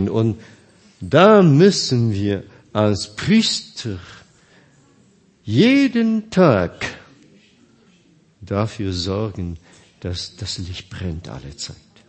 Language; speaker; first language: German; non-native, fluent; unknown